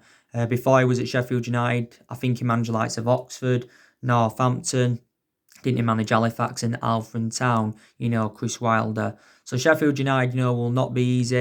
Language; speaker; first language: English; native; English